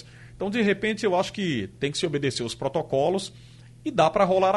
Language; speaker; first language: Portuguese; native; Portuguese